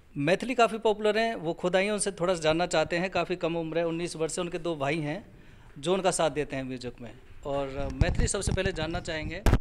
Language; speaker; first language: Hindi; native; Hindi